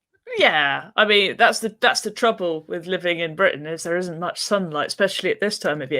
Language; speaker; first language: English; native; English